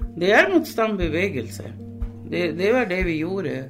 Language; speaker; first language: Norwegian; non-native, fluent; Spanish